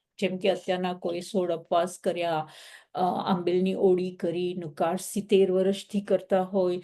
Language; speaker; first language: Gujarati; early bilingual, heritage; Gujarati